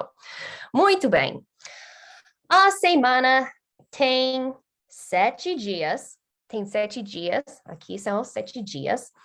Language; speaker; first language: Portuguese; non-native, fluent; English